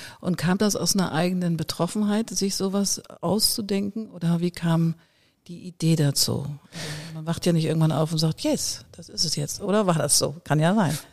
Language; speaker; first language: German; native; German